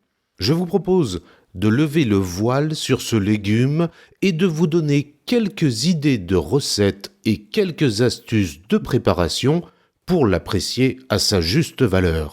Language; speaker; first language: French; native; French